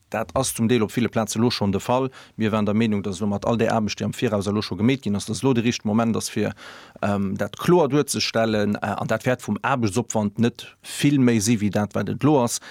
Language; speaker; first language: Luxembourgish; native; Luxembourgish